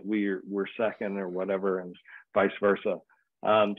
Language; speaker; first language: English; native; English